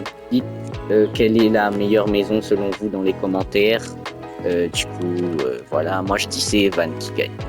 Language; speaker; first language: French; native; French